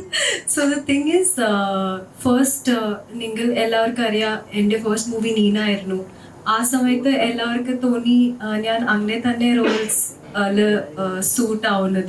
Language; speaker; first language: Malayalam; non-native, learner; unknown